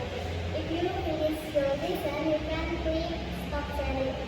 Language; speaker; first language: English; non-native, learner; Indonesian